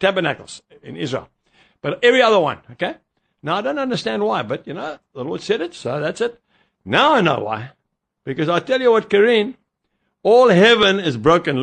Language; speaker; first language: English; native; English